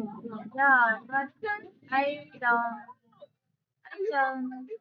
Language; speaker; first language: English; non-native, learner; Indonesian